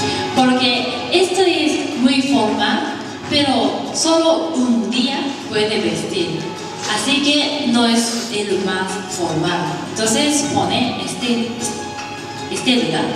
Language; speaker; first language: Spanish; non-native, learner; Japanese